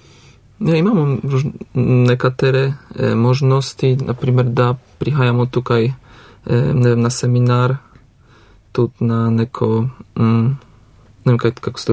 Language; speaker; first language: Slovenian; non-native, learner; Polish